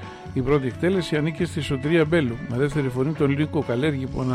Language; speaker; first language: Greek; native; Greek